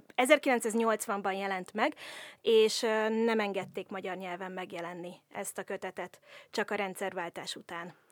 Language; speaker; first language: Hungarian; native; Hungarian